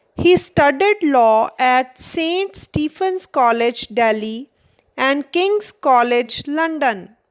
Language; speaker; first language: English; non-native, local second language; Punjabi